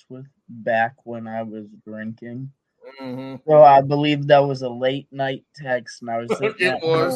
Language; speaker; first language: English; native; English